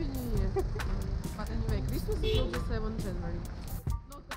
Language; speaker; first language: English; non-native, learner; Russian